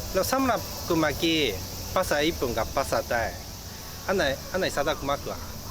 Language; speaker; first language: Thai; non-native, learner; Japanese